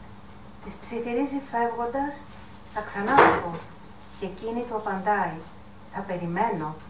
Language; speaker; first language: Greek; native; Greek